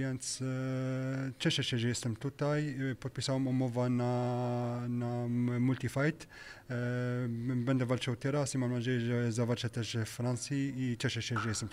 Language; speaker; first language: Polish; non-native, learner; French